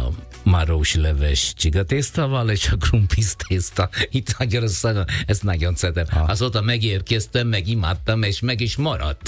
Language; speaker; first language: Hungarian; non-native, learner; Italian